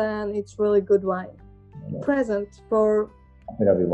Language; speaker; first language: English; non-native, learner; Georgian